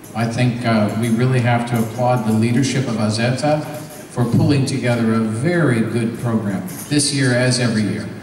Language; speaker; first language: English; native; English